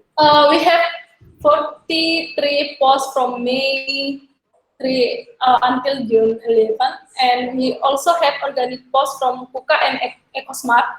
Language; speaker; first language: English; non-native, learner; Indonesian